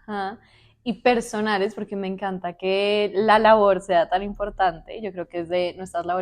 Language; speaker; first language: Spanish; native; Spanish